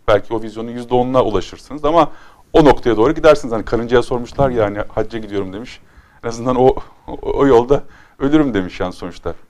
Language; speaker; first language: Turkish; native; Turkish